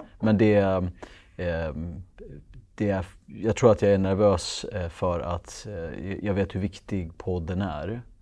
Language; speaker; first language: Swedish; early bilingual, other home language; Kurdish